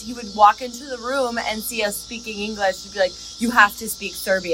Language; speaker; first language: English; early bilingual, other home language; Serbian